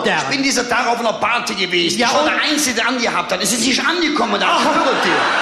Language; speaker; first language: German; native; German